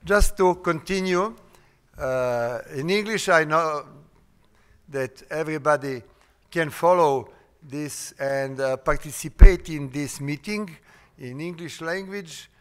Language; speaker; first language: English; non-native, fluent; Serbian